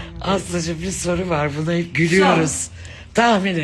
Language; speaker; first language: Turkish; native; Turkish